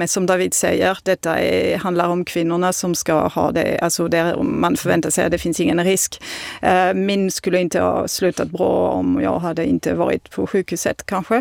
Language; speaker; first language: Swedish; non-native, fluent; French